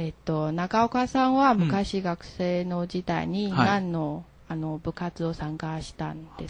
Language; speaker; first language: Japanese; non-native, learner; Chinese